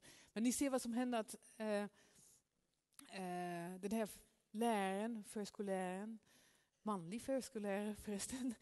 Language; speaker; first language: Swedish; non-native, fluent; Dutch